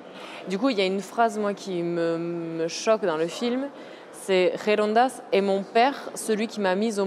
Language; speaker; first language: French; native; French